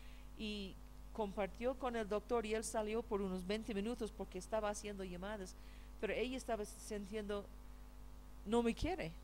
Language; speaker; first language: Spanish; non-native, fluent; English